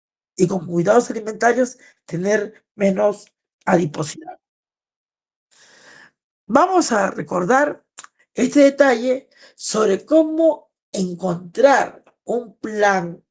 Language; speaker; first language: Spanish; native; Spanish